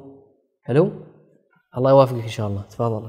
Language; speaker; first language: Arabic; native; Arabic